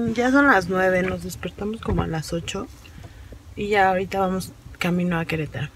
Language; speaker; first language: Spanish; native; Spanish